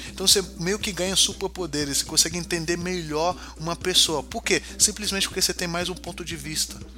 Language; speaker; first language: Portuguese; early bilingual, heritage; Portuguese